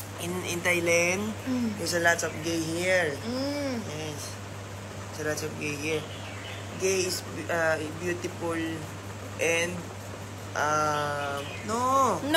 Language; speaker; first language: English; non-native, learner; Thai